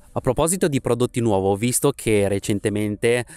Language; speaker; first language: Italian; early bilingual, other home language; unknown